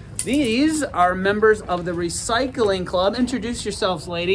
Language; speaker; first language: English; native; English